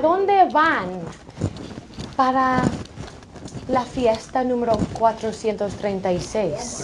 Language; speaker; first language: Spanish; non-native, fluent; English